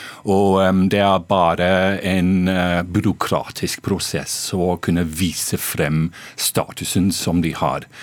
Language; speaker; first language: Norwegian; non-native, fluent; English